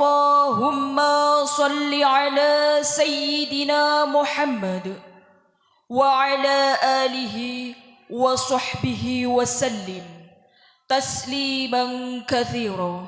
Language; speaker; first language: Arabic; non-native, learner; Indonesian